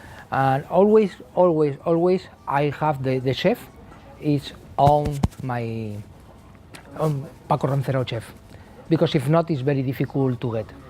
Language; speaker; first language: English; non-native, learner; Spanish